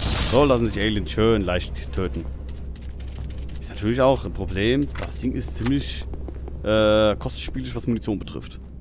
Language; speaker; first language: German; native; German